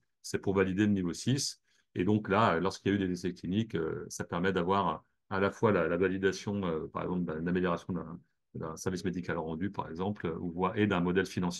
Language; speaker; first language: French; native; French